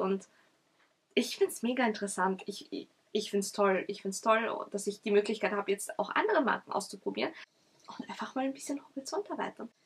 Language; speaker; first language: German; early bilingual, other home language; Russian